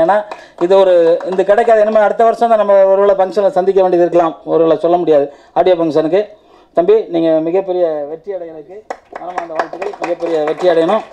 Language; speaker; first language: Tamil; native; Tamil